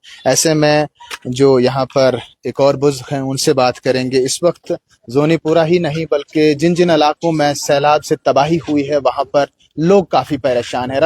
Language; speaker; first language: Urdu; non-native, local second language; Kashmiri